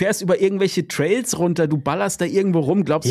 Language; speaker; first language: German; native; German